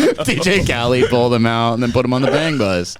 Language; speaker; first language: English; native; English